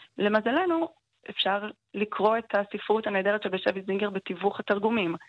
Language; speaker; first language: Hebrew; native; Hebrew